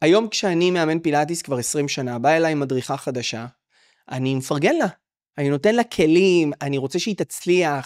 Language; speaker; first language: Hebrew; native; Hebrew